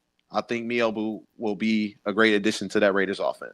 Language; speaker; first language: English; native; English